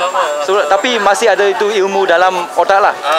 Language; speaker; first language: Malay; non-native, local second language; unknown